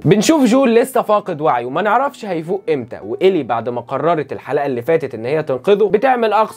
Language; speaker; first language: Arabic; native; Arabic